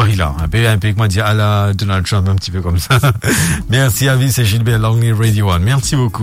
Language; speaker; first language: French; non-native, local second language; Morisyen